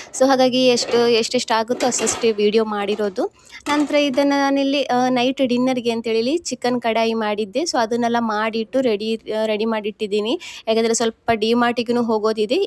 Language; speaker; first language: Kannada; non-native, local second language; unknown